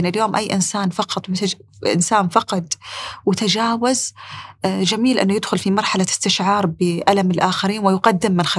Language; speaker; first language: Arabic; native; Arabic